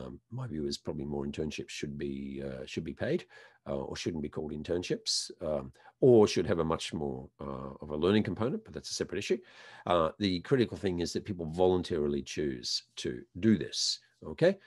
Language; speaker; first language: English; native; English